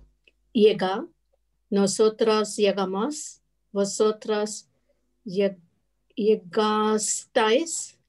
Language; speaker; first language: Spanish; non-native, learner; English